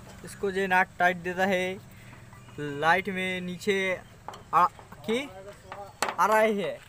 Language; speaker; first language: Hindi; non-native, local second language; Bangla